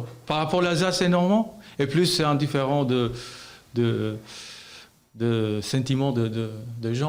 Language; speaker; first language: French; non-native, learner; Albanian